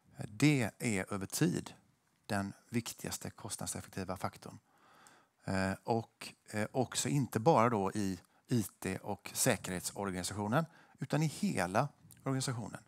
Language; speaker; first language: Swedish; native; Swedish